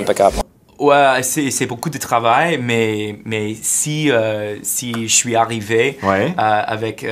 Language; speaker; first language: French; non-native, fluent; English